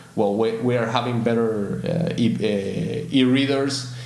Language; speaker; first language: English; non-native, fluent; Spanish